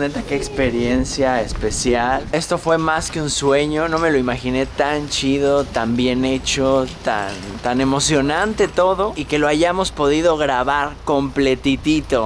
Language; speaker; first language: Spanish; native; Spanish